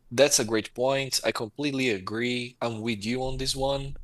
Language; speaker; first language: English; non-native, fluent; Portuguese